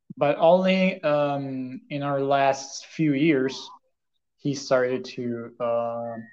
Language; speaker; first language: English; non-native, fluent; Italian